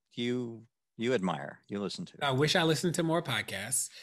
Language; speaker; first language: English; native; English